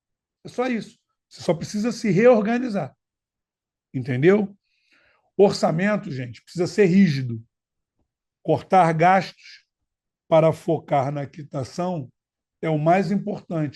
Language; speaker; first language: Portuguese; native; Portuguese